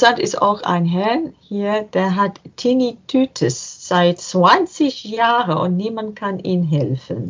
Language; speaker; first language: German; non-native, learner; English